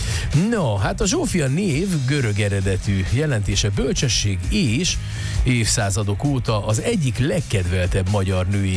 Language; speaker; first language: Hungarian; native; Hungarian